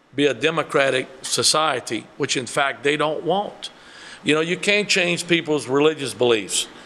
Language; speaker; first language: English; early bilingual, other home language; French